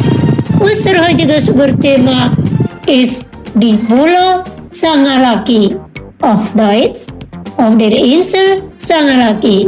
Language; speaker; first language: German; non-native, learner; Indonesian